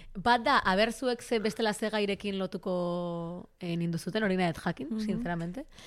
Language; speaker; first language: Basque; native; Basque